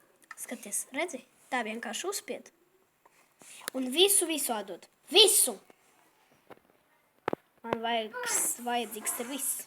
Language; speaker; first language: Latvian; non-native, local second language; Russian